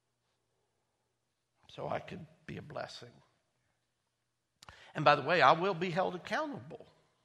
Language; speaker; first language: English; native; English